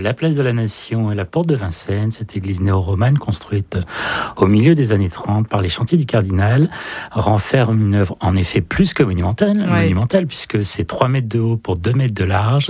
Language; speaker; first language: French; native; French